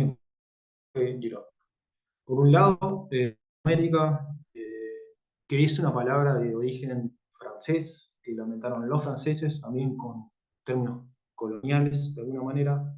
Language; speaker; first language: Spanish; native; Spanish